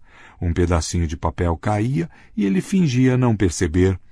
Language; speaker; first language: Portuguese; native; Portuguese